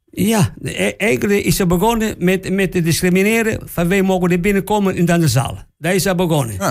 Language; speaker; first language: Dutch; non-native, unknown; Italian